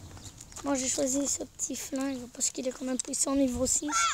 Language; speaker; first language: French; native; French